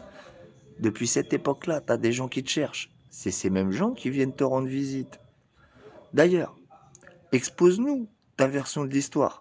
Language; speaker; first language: French; native; French